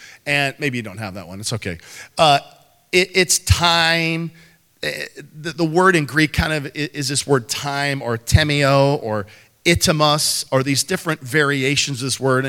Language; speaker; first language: English; native; English